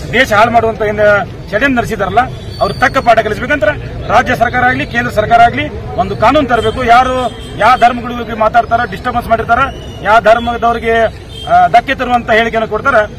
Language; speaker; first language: Kannada; non-native, local second language; Urdu